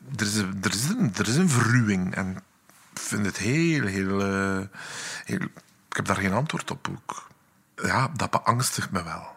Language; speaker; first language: Dutch; native; Dutch